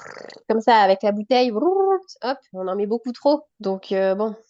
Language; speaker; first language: French; native; French